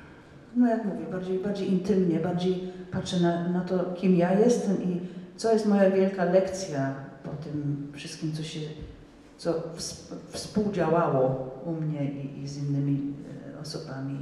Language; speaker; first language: Polish; non-native, fluent; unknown